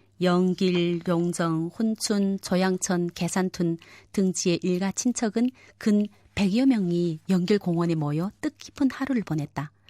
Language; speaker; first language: Korean; native; Korean